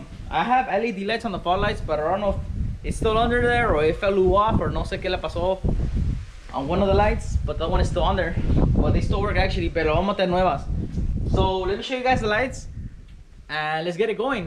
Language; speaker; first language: English; early bilingual, other home language; Spanish